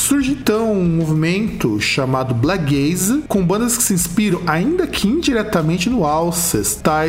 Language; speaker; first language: Portuguese; native; Portuguese